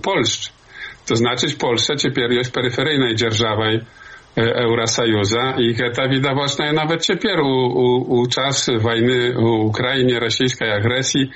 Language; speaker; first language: Polish; non-native, learner; Belarusian